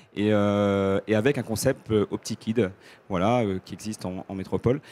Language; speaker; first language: French; native; French